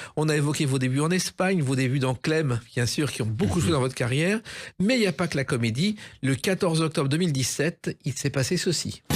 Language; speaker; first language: French; native; French